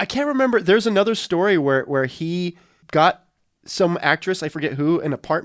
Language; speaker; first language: English; native; English